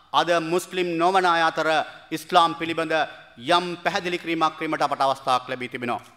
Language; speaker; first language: Sinhala; non-native, local second language; Tamil